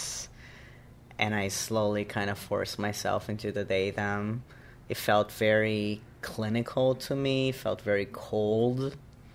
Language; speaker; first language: English; non-native, fluent; Portuguese